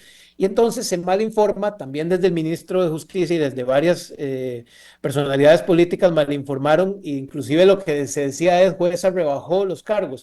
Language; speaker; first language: Spanish; native; Spanish